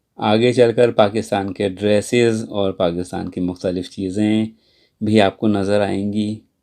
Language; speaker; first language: Urdu; native; Urdu